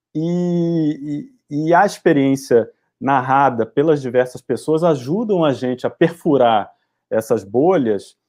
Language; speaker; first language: Portuguese; native; Portuguese